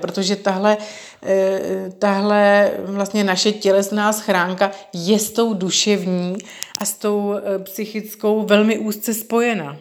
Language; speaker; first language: Czech; native; Czech